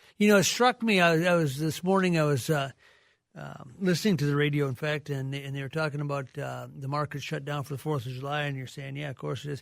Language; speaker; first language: English; native; English